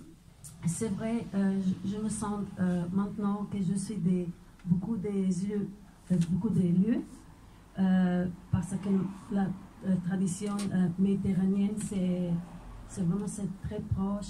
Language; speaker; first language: French; non-native, fluent; Croatian